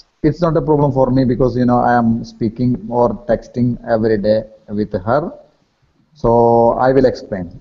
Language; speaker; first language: English; non-native, learner; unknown